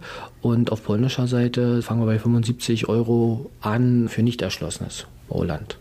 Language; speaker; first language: German; native; German